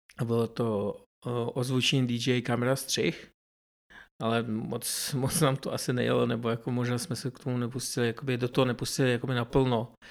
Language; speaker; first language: Czech; early bilingual, other home language; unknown